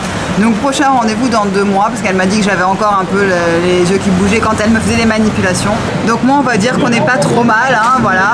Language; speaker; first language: French; native; French